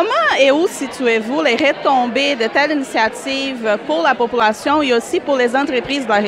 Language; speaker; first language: French; native; French